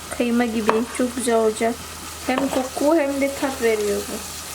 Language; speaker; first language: Turkish; non-native, learner; Indonesian